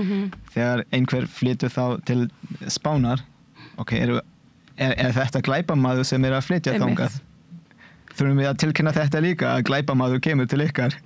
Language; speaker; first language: Icelandic; non-native, learner; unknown